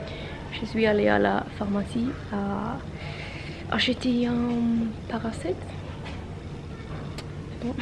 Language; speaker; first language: French; non-native, learner; Norwegian